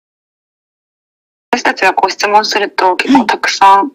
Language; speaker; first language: Japanese; native; Japanese